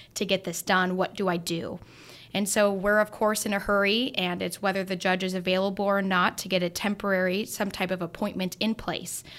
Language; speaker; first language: English; native; English